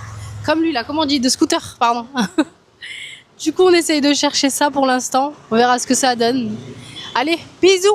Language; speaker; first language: French; native; French